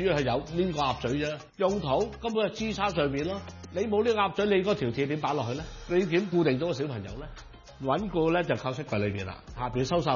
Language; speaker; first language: Cantonese; native; Cantonese